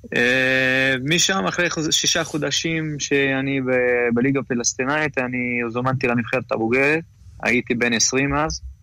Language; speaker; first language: Hebrew; non-native, local second language; Arabic